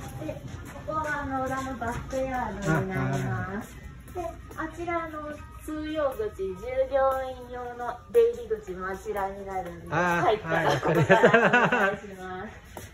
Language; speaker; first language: Japanese; native; Japanese